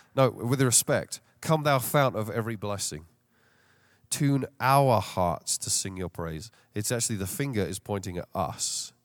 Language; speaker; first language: English; native; English